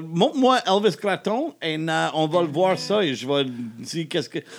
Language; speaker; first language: French; non-native, learner; English